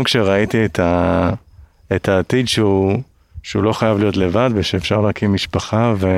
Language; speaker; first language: Hebrew; native; Hebrew